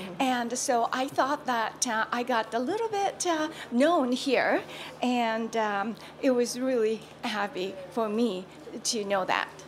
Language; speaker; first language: English; non-native, fluent; Japanese